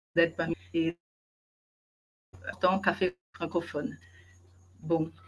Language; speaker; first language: French; non-native, fluent; Portuguese